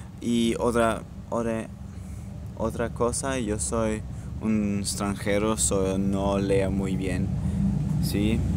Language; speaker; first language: Spanish; non-native, learner; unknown